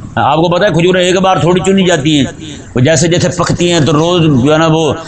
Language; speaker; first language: Urdu; non-native, local second language; Punjabi